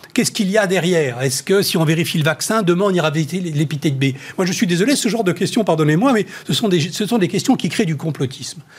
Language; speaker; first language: French; native; French